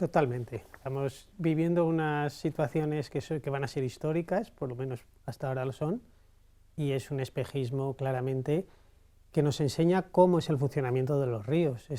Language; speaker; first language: Spanish; native; Spanish